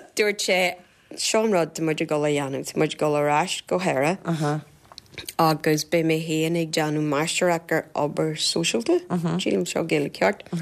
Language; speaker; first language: Irish; non-native, fluent; Portuguese